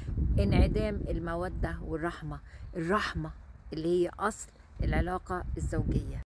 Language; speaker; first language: Arabic; native; Arabic